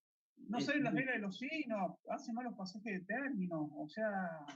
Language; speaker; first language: Spanish; native; Spanish